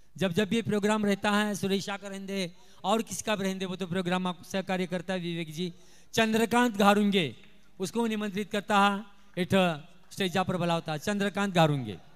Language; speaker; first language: Hindi; non-native, local second language; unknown